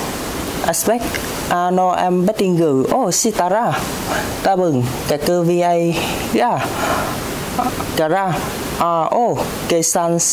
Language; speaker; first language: Japanese; non-native, learner; Vietnamese